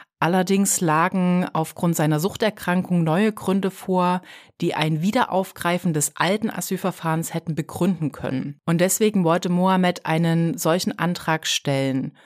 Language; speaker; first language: German; native; German